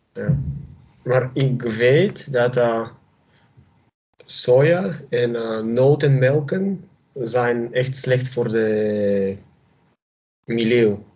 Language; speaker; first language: Dutch; non-native, learner; Bulgarian